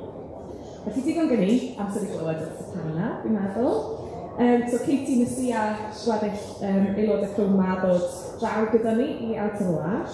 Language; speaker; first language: Welsh; native; Welsh